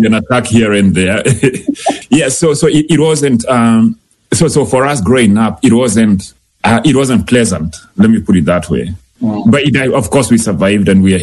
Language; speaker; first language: English; non-native, local second language; Kikuyu